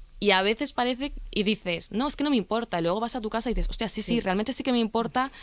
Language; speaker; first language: Spanish; early bilingual, other home language; Arabic